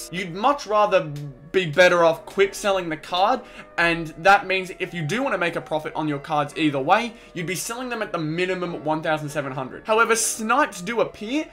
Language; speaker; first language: English; native; English